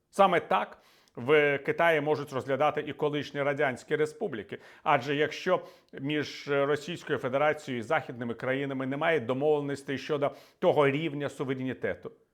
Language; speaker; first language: Ukrainian; native; Ukrainian